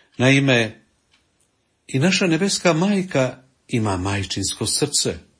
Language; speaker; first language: Croatian; native; Croatian